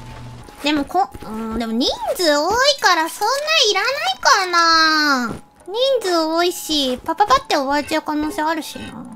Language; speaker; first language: Japanese; native; Japanese